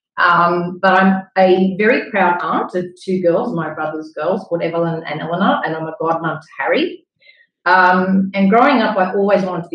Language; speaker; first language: English; native; English